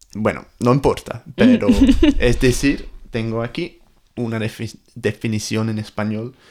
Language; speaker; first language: Spanish; non-native, fluent; English